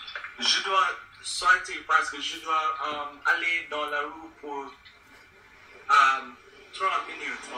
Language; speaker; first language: French; non-native, learner; English